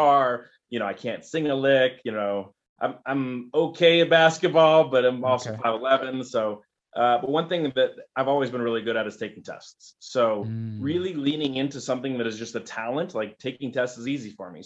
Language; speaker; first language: English; native; English